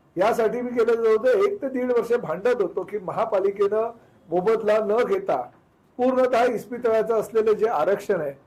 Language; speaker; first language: Marathi; native; Marathi